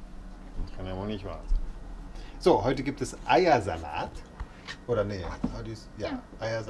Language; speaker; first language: German; native; German